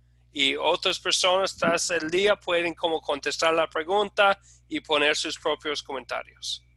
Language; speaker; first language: Spanish; non-native, fluent; English